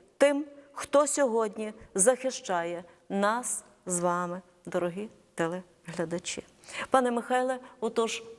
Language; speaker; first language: Ukrainian; native; Ukrainian